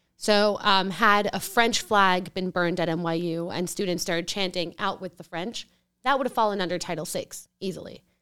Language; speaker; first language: English; early bilingual, other home language; Spanish